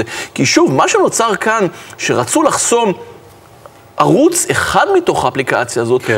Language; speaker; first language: Hebrew; native; Hebrew